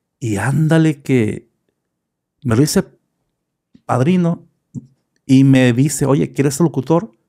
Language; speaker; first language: Spanish; native; Spanish